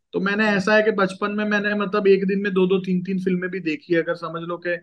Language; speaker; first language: Hindi; non-native, local second language; Gujarati